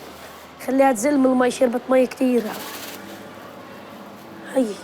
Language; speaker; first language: Arabic; native; Arabic